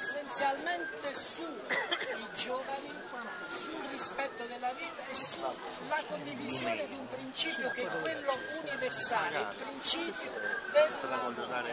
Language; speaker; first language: Italian; native; Italian